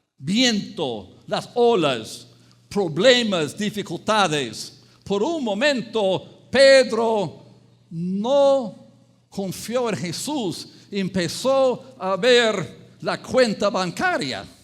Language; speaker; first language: Spanish; non-native, fluent; English